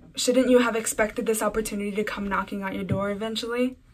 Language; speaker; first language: English; early bilingual, other home language; Spanish